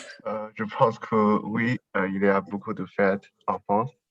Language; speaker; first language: French; non-native, learner; Chinese